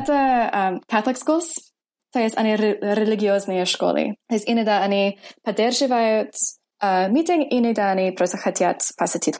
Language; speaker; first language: Russian; non-native, fluent; English